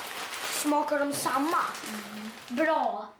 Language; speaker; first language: Swedish; early bilingual, other home language; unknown